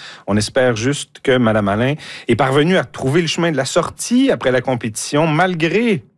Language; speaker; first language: French; native; French